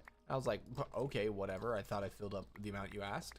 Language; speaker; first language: English; native; English